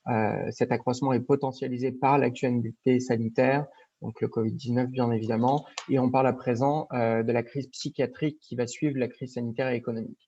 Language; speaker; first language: French; native; French